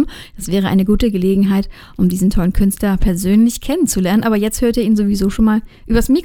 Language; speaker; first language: German; native; German